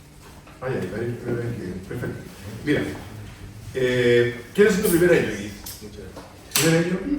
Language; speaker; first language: Spanish; native; Spanish